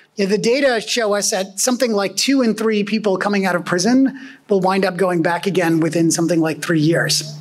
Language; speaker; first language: English; native; English